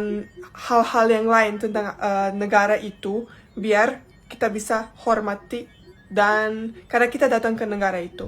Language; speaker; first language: Indonesian; non-native, fluent; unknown